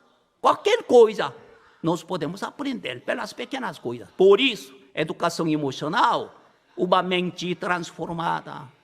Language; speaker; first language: Portuguese; non-native, learner; Korean